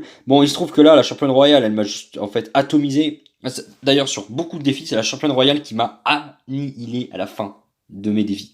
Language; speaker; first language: French; native; French